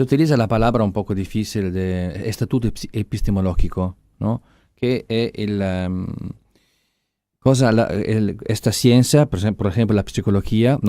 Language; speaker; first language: Spanish; non-native, fluent; Italian